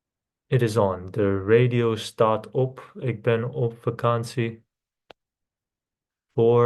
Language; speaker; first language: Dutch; non-native, learner; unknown